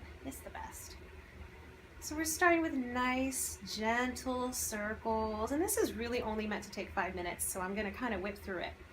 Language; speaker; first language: English; native; English